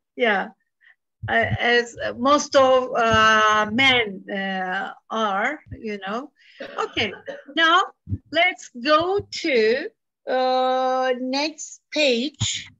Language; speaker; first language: English; non-native, fluent; Turkish